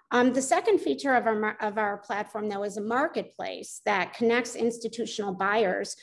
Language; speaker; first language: English; native; English